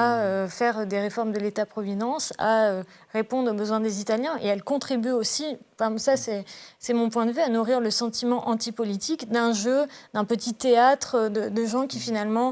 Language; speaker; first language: French; native; French